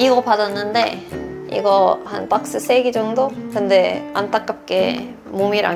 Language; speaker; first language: Korean; non-native, fluent; Swedish